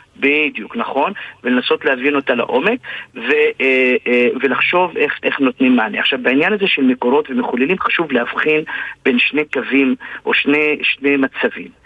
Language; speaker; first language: Hebrew; non-native, local second language; Arabic